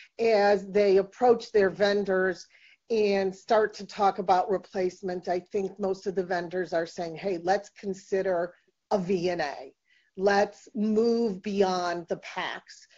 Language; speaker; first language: English; native; English